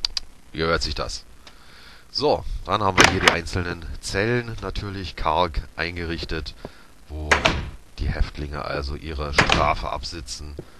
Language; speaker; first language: German; native; German